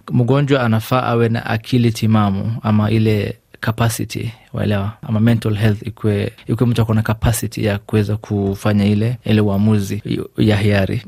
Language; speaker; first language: Swahili; non-native, local second language; Somali